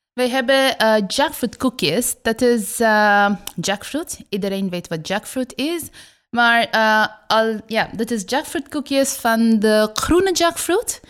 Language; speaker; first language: Dutch; non-native, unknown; Bangla